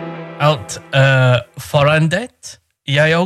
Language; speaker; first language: Norwegian; non-native, learner; English